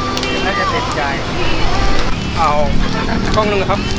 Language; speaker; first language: Thai; non-native, fluent; French